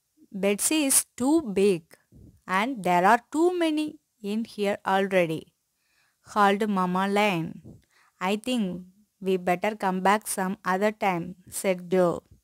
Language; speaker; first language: English; non-native, local second language; Tamil